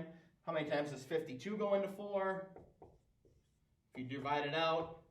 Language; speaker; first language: English; native; English